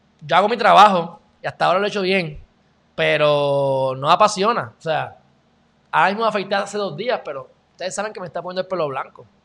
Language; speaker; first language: Spanish; native; Spanish